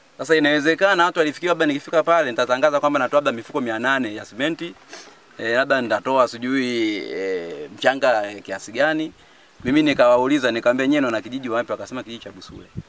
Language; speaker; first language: Swahili; non-native, local second language; Sukuma